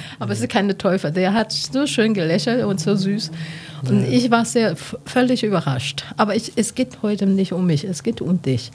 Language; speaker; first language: German; non-native, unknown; Chinese